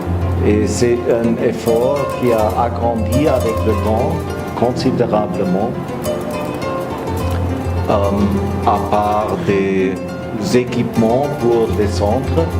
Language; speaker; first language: French; non-native, fluent; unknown